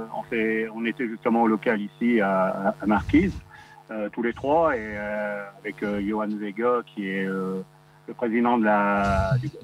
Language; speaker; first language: French; native; French